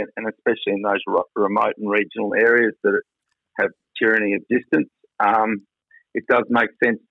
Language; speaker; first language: English; native; English